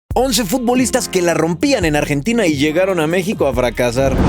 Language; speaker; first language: Spanish; native; Spanish